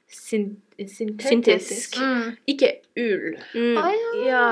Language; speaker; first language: Norwegian; non-native, fluent; English